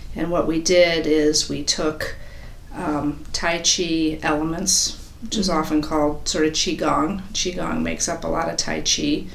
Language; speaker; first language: English; native; English